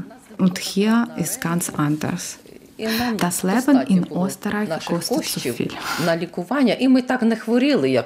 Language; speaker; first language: German; non-native, learner; Ukrainian